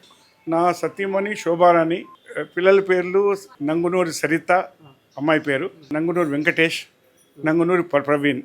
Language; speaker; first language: Telugu; native; Telugu